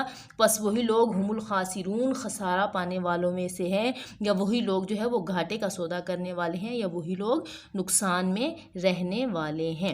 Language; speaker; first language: Urdu; native; Urdu